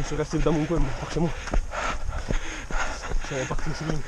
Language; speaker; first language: French; native; French